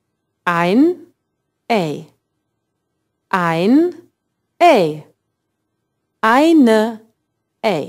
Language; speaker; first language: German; non-native, fluent; English